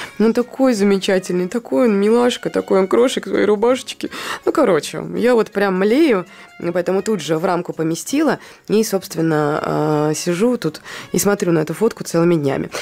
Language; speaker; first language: Russian; non-native, local second language; Latvian